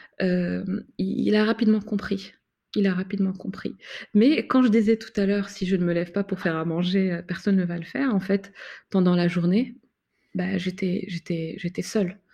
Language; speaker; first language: French; non-native, local second language; Arabic